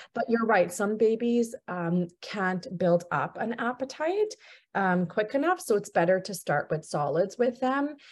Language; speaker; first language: English; early bilingual, other home language; Punjabi